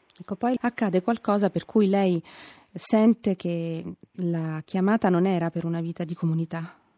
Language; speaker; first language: Italian; native; Italian